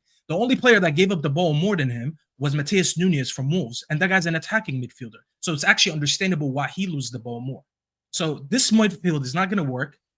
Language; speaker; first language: English; native; English